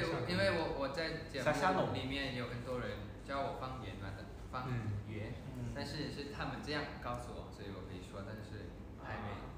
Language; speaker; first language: Chinese; non-native, learner; Thai